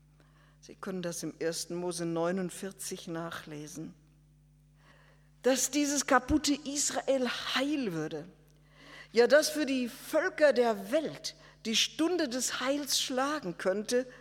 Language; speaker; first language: German; native; German